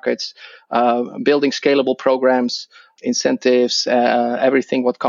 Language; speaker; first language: English; non-native, fluent; Dutch